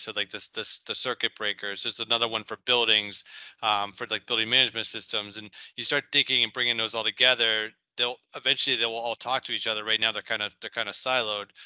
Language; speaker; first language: English; native; English